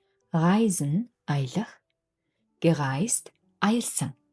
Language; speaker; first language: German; non-native, fluent; Mongolian